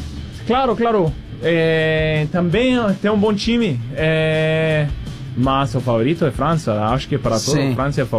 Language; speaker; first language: Portuguese; non-native, fluent; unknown